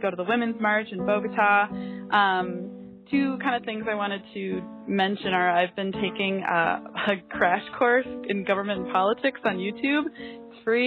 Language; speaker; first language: English; native; English